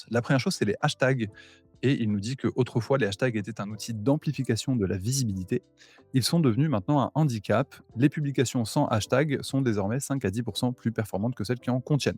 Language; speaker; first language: French; native; French